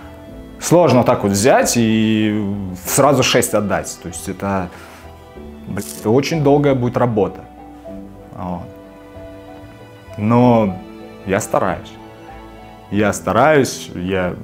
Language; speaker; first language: Russian; native; Russian